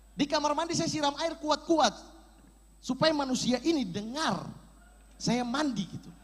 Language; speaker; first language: Indonesian; native; Indonesian